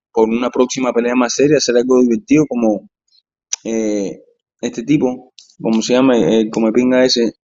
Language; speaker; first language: Spanish; early bilingual, heritage; Spanish